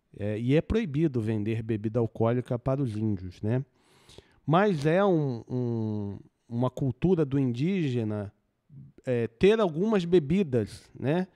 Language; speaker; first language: Portuguese; native; Portuguese